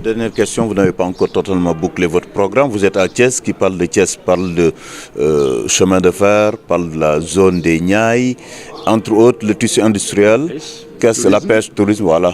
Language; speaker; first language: French; non-native, local second language; Wolof